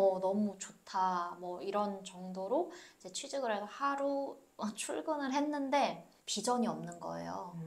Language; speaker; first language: Korean; native; Korean